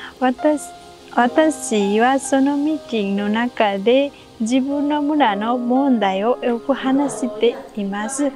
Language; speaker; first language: Japanese; non-native, learner; Nepali